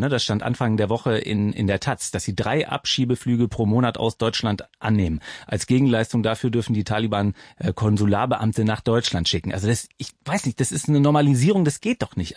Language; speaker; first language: German; native; German